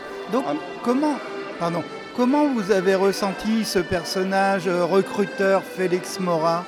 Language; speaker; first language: French; native; French